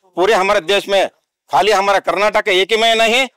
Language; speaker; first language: Hindi; non-native, local second language; Kannada